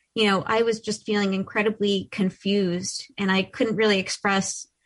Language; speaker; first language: English; early bilingual, other home language; Ukrainian